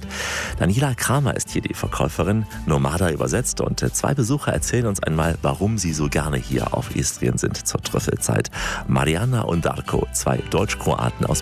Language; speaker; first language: German; native; German